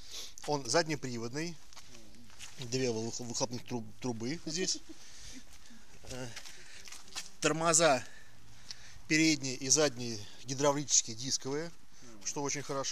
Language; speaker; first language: Russian; native; Russian